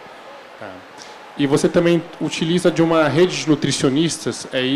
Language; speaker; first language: Portuguese; native; Portuguese